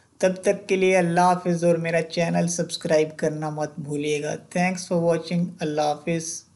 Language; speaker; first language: Hindi; non-native, local second language; Punjabi